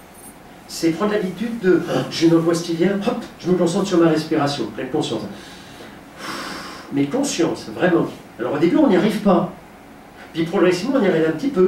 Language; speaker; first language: French; native; French